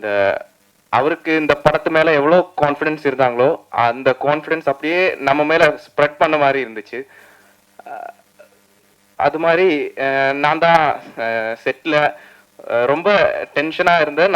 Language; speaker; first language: Tamil; non-native, fluent; Malayalam